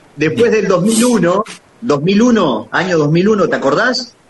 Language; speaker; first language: Spanish; native; Spanish